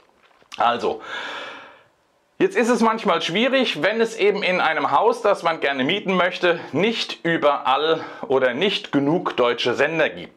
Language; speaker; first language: German; native; German